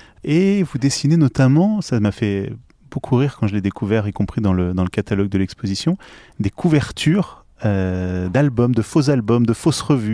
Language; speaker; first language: French; native; French